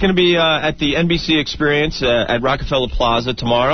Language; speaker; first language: English; native; English